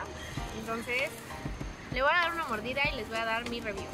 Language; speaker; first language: Spanish; native; Spanish